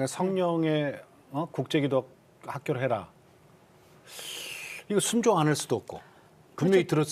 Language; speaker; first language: Korean; native; Korean